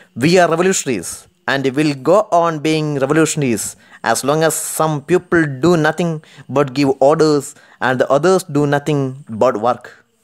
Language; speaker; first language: English; non-native, local second language; Malayalam